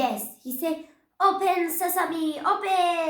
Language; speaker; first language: English; non-native, learner; Turkish